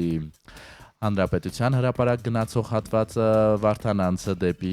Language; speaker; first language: Armenian; native; Armenian